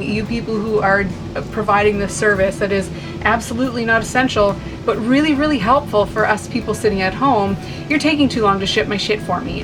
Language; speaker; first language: English; native; English